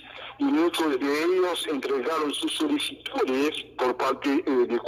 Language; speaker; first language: Spanish; non-native, fluent; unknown